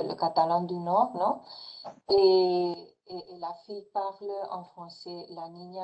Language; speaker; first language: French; non-native, fluent; Spanish